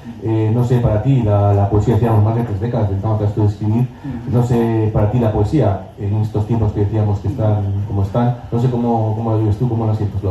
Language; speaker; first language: Spanish; native; Spanish